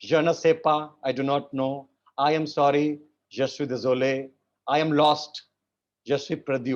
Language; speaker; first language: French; non-native, learner; Hindi